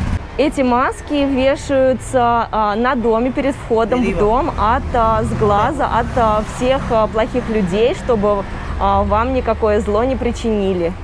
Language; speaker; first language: Russian; native; Russian